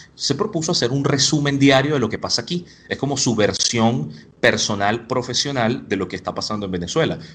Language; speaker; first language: Spanish; native; Spanish